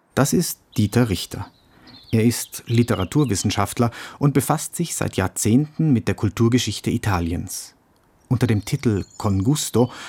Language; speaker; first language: German; native; German